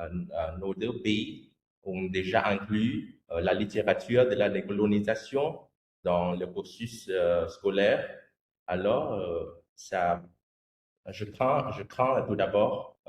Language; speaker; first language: French; non-native, fluent; Vietnamese